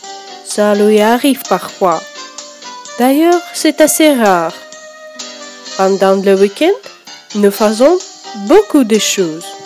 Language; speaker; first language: French; non-native, learner; Russian